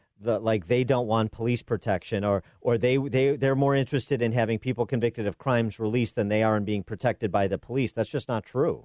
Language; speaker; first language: English; native; English